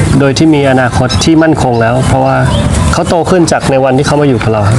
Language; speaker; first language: Thai; native; Thai